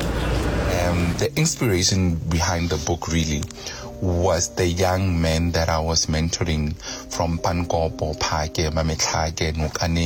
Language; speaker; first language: English; non-native, local second language; Tswana